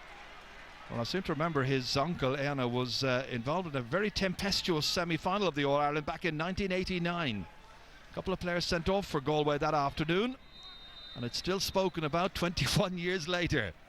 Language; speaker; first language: English; native; English